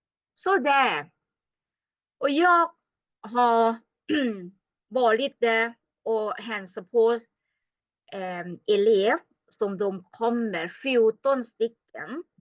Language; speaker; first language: Swedish; non-native, learner; Thai